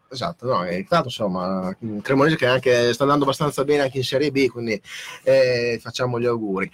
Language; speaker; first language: Italian; native; Italian